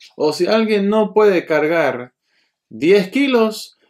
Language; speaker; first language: Spanish; early bilingual, heritage; Spanish